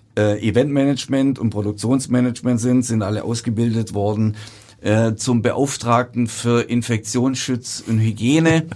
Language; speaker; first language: German; native; German